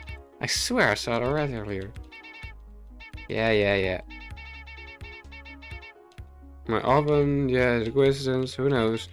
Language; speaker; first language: English; non-native, fluent; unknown